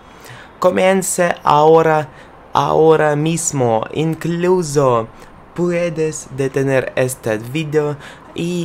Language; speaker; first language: Spanish; non-native, learner; Russian